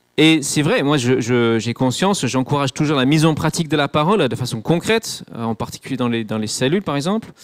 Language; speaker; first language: French; non-native, fluent; English